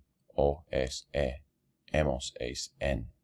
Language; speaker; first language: Spanish; non-native, fluent; English